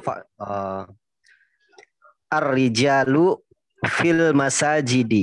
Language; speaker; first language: Arabic; non-native, learner; Indonesian